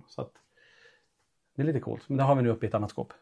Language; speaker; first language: Swedish; native; Swedish